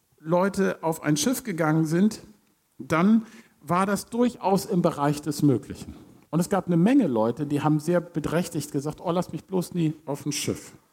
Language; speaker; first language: German; native; German